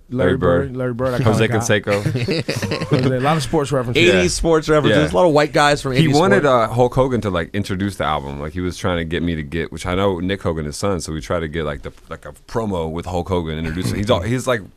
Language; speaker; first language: English; native; English